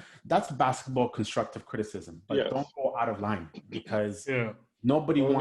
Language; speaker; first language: English; native; English